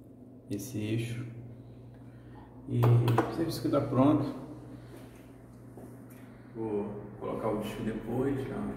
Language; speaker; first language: Portuguese; native; Portuguese